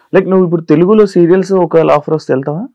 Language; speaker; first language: Telugu; native; Telugu